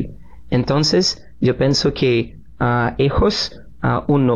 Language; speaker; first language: Spanish; non-native, learner; Portuguese